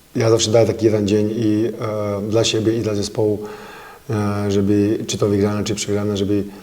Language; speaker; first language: Polish; non-native, fluent; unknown